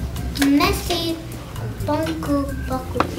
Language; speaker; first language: French; non-native, learner; English